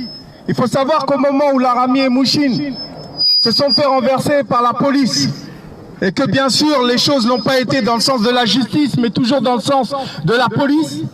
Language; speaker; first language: French; native; French